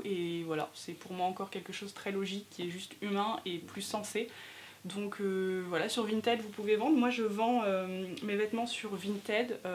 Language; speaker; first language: French; native; French